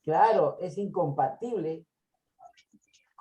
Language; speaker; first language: Spanish; native; Spanish